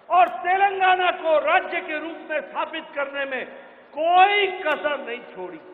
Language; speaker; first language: Hindi; native; Hindi